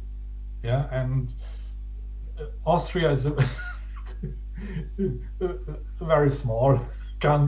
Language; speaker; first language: English; non-native, fluent; German